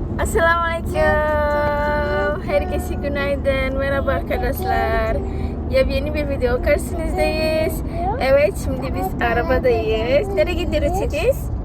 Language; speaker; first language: Turkish; non-native, fluent; Indonesian